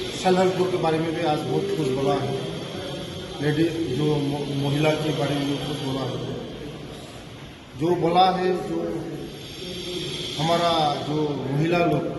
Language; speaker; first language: Hindi; non-native, local second language; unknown